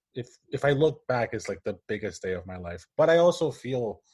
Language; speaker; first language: English; non-native, fluent; Spanish